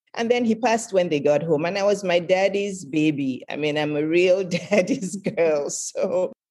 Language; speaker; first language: English; non-native, local second language; Yoruba